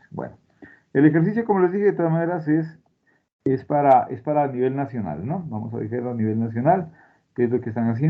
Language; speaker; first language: Spanish; native; Spanish